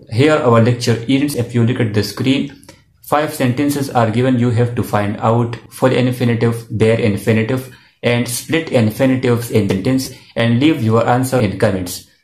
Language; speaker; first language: English; non-native, local second language; Urdu